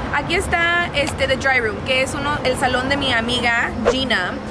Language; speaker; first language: Spanish; early bilingual, heritage; Spanish